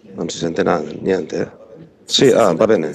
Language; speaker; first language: Italian; non-native, fluent; Catalan